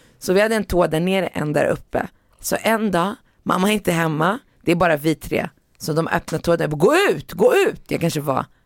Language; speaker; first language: Swedish; native; Swedish